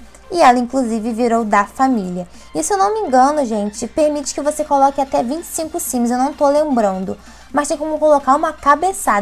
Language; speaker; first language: Portuguese; native; Portuguese